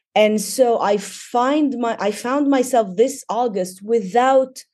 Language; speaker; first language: English; non-native, fluent; Arabic